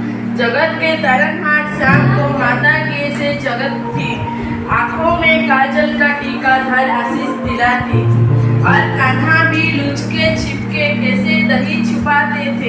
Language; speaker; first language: Hindi; non-native, local second language; Odia